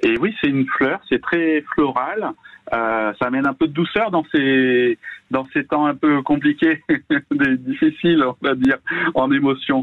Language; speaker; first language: French; native; French